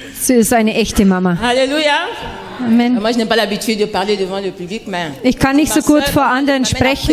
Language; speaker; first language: German; non-native, fluent; French